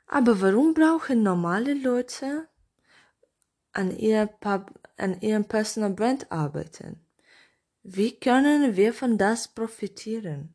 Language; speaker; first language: German; non-native, learner; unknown